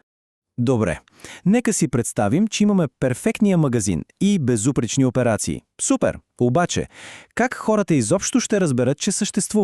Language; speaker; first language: Bulgarian; native; Bulgarian